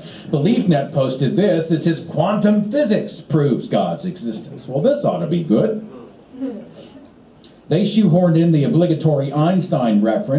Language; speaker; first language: English; native; English